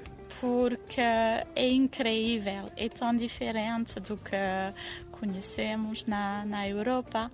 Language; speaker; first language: Portuguese; non-native, fluent; French